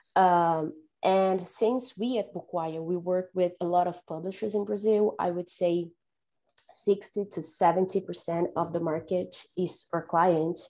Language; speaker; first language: English; non-native, fluent; Portuguese